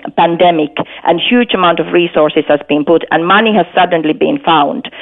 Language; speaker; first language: English; non-native, fluent; Finnish